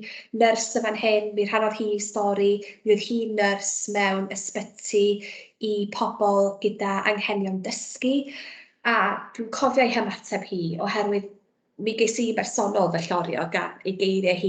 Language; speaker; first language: Welsh; native; Welsh